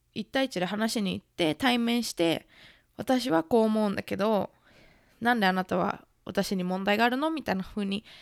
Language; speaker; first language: Japanese; native; Japanese